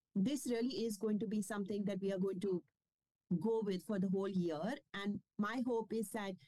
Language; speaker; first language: English; non-native, local second language; Kashmiri